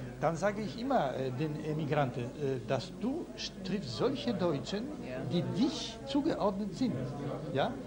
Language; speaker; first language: German; non-native, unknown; Polish